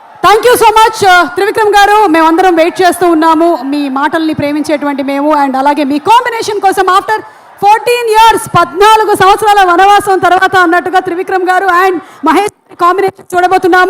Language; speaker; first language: Telugu; native; Telugu